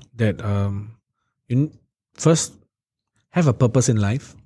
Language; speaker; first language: English; native; English